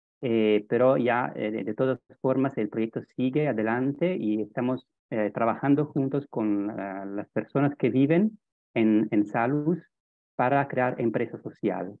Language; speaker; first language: Spanish; non-native, fluent; Italian